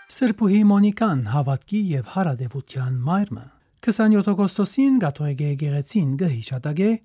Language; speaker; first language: Armenian; early bilingual, heritage; Armenian